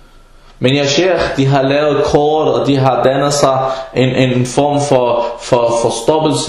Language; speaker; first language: Danish; early bilingual, other home language; Arabic